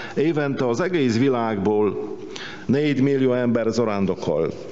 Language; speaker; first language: Hungarian; non-native, fluent; Polish